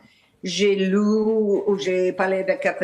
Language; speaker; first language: French; non-native, fluent; English